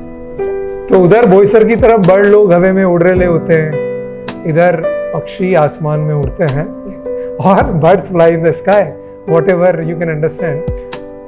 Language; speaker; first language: Hindi; native; Hindi